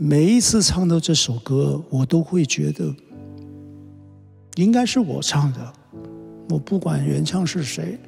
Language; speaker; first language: Chinese; non-native, local second language; Cantonese